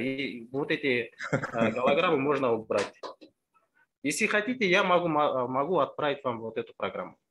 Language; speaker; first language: Russian; non-native, local second language; Kazakh